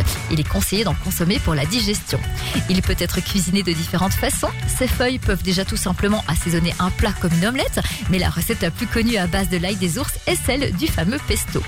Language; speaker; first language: French; native; French